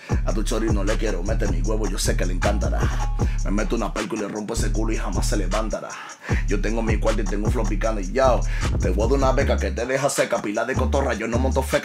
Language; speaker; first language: Spanish; early bilingual, heritage; Spanish